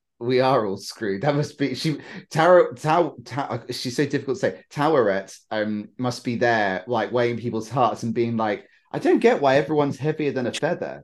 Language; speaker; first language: English; native; English